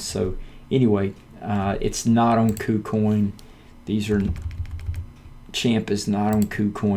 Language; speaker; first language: English; native; English